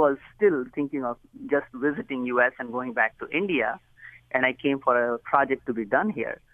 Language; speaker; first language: English; non-native, local second language; Hindi